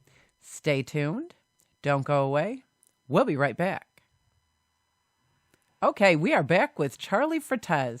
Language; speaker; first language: English; native; English